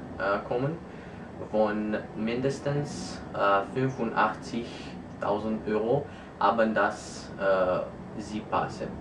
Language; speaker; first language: German; non-native, learner; French